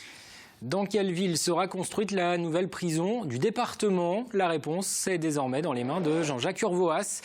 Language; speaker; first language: French; native; French